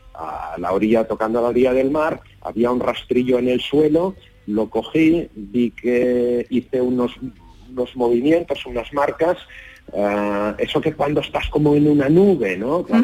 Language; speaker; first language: Spanish; native; Spanish